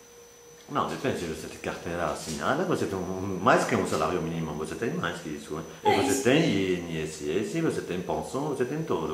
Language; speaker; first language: Portuguese; non-native, fluent; French